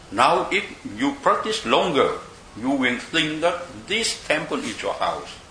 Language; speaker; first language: English; non-native, fluent; Vietnamese